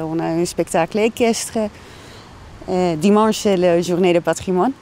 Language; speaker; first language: French; non-native, learner; Dutch